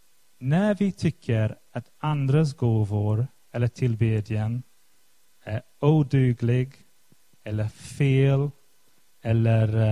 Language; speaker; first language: Swedish; non-native, fluent; English